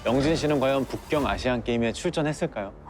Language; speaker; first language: Korean; native; Korean